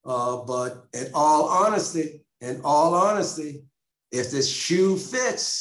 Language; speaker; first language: English; native; English